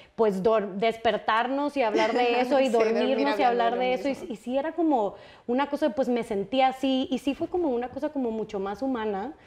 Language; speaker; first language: Spanish; native; Spanish